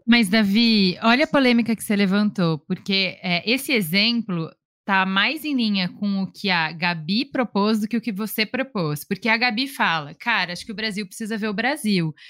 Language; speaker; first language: Portuguese; native; Portuguese